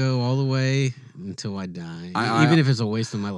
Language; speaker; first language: English; native; English